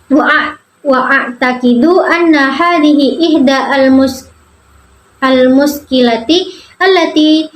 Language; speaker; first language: Arabic; non-native, learner; Indonesian